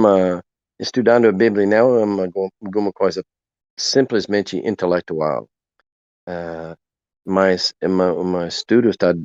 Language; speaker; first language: Portuguese; non-native, learner; English